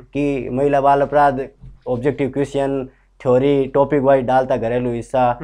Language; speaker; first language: Hindi; native; Hindi